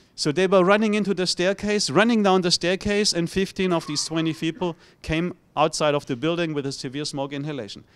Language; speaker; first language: English; non-native, fluent; German